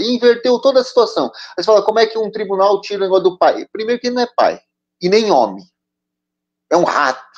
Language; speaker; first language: Portuguese; native; Portuguese